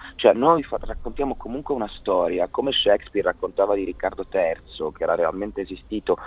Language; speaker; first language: Italian; native; Italian